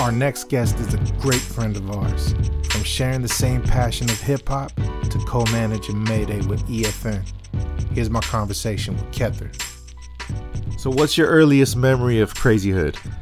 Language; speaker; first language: English; early bilingual, other home language; Spanish